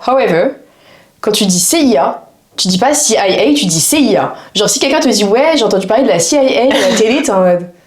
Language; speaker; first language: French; native; French